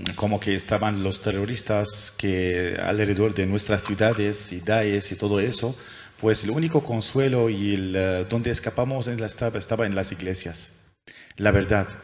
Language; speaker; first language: Spanish; non-native, fluent; Arabic